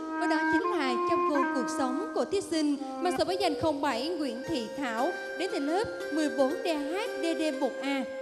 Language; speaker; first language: Vietnamese; native; Vietnamese